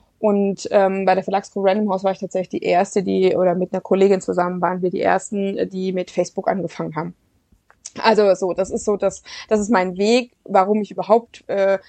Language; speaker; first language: German; native; German